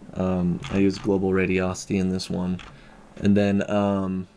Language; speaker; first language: English; native; English